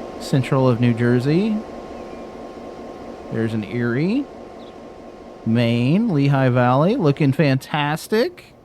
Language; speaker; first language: English; native; English